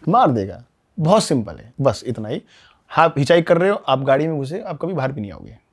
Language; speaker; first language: Hindi; native; Hindi